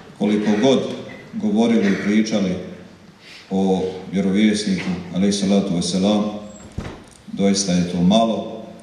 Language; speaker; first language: Bosnian; native; Bosnian